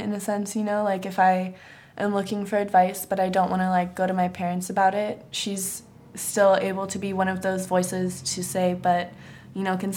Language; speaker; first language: English; native; English